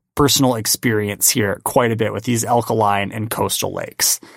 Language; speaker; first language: English; native; English